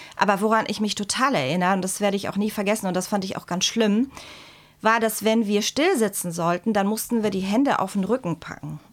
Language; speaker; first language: German; early bilingual, other home language; Czech